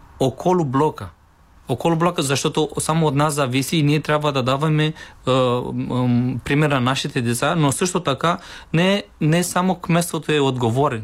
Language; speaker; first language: Bulgarian; non-native, learner; Romanian